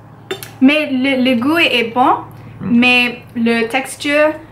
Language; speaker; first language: French; non-native, learner; English